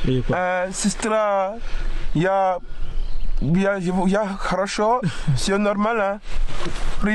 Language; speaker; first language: Russian; non-native, learner; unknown